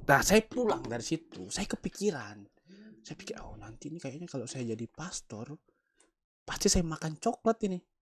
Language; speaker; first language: Indonesian; native; Indonesian